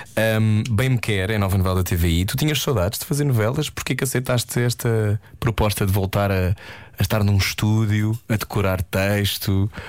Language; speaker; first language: Portuguese; native; Portuguese